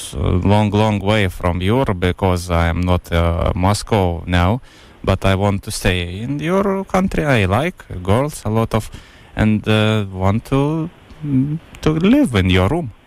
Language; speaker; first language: English; non-native, learner; Lithuanian